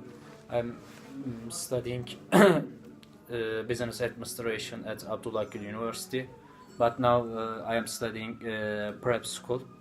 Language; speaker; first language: English; non-native, learner; Turkish